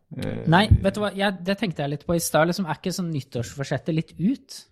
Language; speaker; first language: Norwegian; native; Norwegian